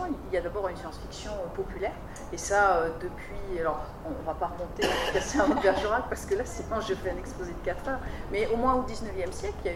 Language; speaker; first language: French; native; French